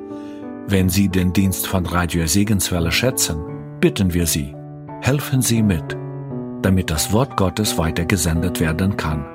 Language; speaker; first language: German; native; German